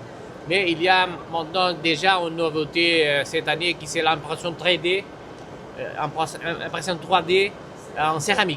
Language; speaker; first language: French; non-native, fluent; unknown